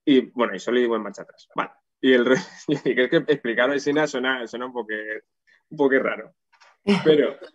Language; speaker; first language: Spanish; non-native, local second language; Catalan